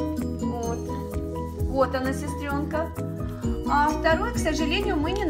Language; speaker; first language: Russian; native; Russian